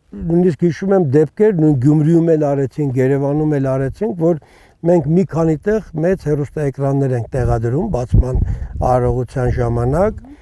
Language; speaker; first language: Armenian; native; Armenian